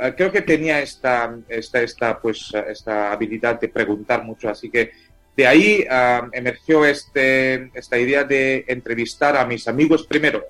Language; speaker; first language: Spanish; non-native, fluent; Tamil